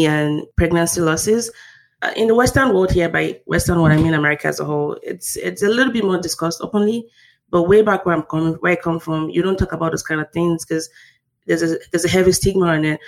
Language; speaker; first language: English; non-native, local second language; Yoruba